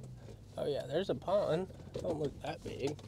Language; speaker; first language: English; native; English